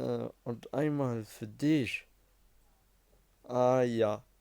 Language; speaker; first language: German; early bilingual, other home language; Arabic